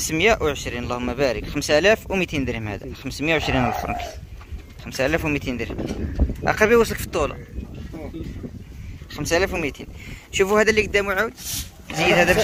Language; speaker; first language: Arabic; native; Arabic